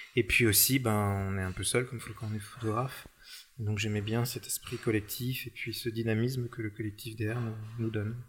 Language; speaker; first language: French; native; French